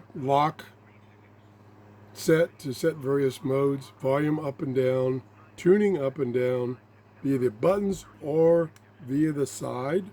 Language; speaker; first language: English; native; English